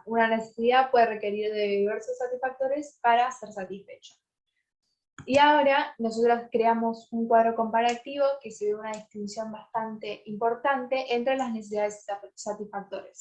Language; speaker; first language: Spanish; native; Spanish